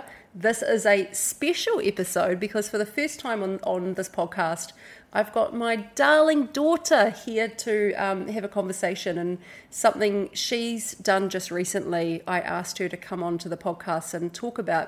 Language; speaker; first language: English; native; English